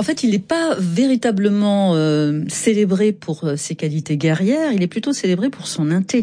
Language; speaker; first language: French; native; French